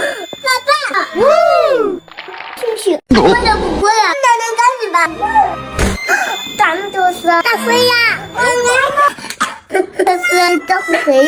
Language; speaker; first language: Chinese; native; Chinese